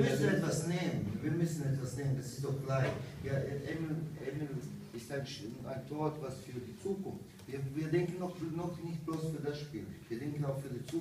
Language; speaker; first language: German; non-native, fluent; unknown